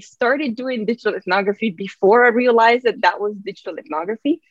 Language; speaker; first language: English; non-native, fluent; Italian